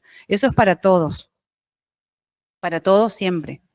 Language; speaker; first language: Spanish; native; Spanish